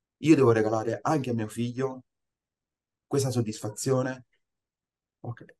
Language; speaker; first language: Italian; native; Italian